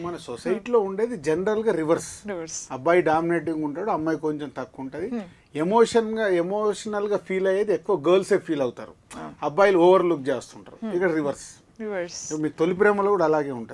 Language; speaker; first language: Telugu; native; Telugu